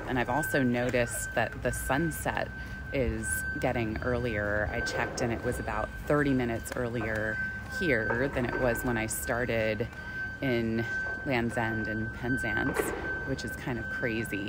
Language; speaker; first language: English; native; English